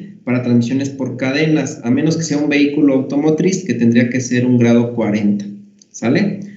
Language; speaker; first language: Spanish; native; Spanish